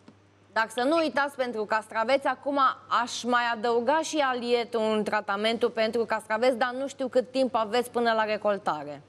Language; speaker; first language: Romanian; native; Romanian